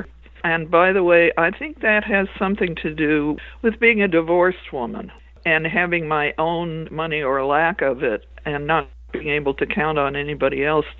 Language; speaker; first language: English; native; English